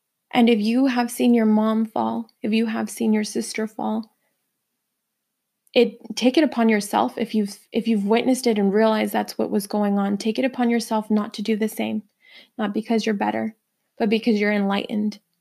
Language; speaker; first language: English; early bilingual, other home language; Spanish